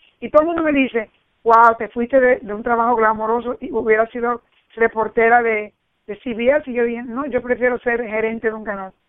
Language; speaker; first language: Spanish; early bilingual, heritage; Spanish